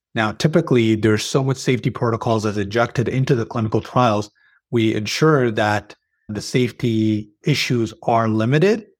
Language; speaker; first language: English; early bilingual, other home language; Arabic